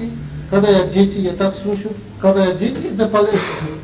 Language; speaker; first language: Russian; non-native, learner; Tibetan